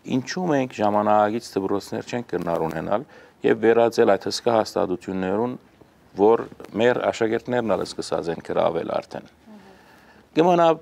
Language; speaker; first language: Armenian; early bilingual, heritage; Armenian